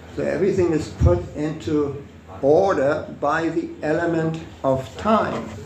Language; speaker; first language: English; non-native, fluent; German